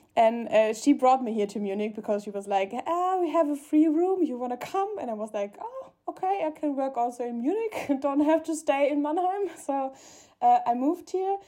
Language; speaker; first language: English; non-native, learner; German